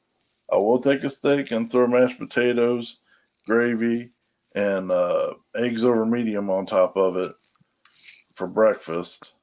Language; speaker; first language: English; native; English